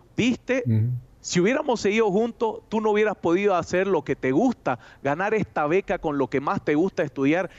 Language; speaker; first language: Spanish; native; Spanish